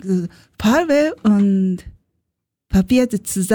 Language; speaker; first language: German; non-native, learner; Japanese